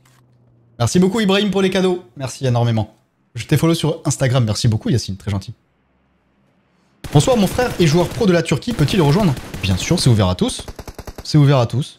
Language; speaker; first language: French; native; French